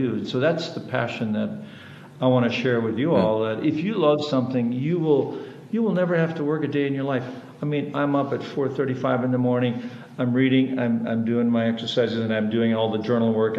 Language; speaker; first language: English; early bilingual, other home language; German